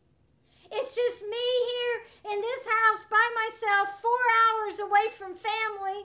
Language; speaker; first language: English; native; English